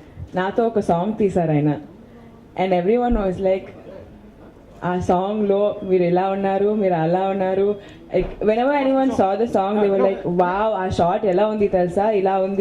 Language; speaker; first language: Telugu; non-native, learner; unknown